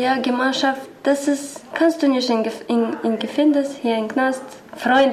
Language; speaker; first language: German; non-native, learner; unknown